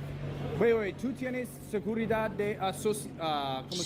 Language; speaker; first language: Spanish; non-native, learner; English